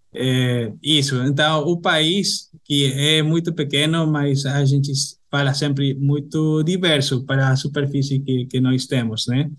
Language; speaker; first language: Portuguese; non-native, fluent; Spanish